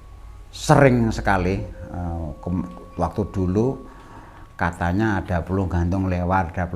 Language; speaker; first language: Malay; non-native, local second language; Javanese